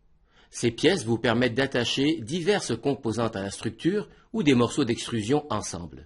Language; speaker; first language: French; native; French